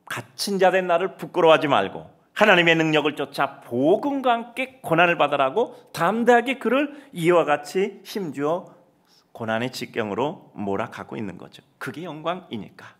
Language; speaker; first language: Korean; native; Korean